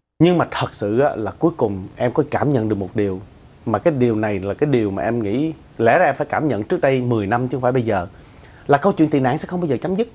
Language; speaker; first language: Vietnamese; early bilingual, other home language; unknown